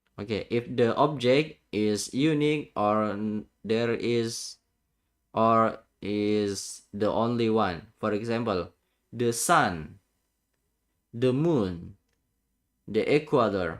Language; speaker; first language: English; non-native, learner; Indonesian